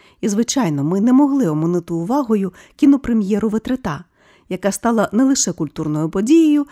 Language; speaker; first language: Ukrainian; native; Ukrainian